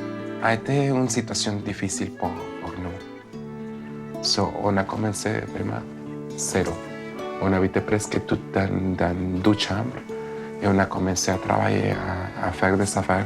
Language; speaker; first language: French; non-native, fluent; Spanish